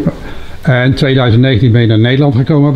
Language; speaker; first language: Dutch; native; Dutch